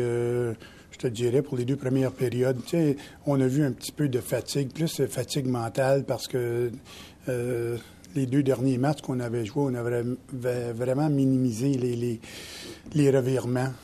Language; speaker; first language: French; native; French